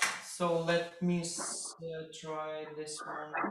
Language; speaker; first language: English; non-native, fluent; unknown